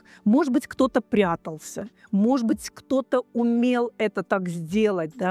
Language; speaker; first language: Russian; native; Russian